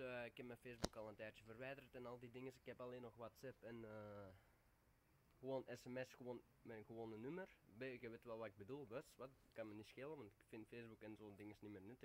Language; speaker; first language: Dutch; native; Dutch